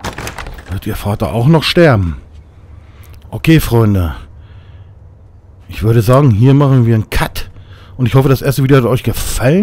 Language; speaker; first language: German; native; German